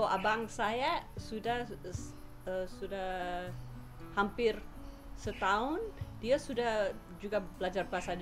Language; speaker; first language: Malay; non-native, fluent; English